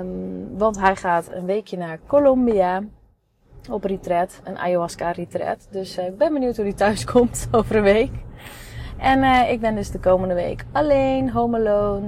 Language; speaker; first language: Dutch; native; Dutch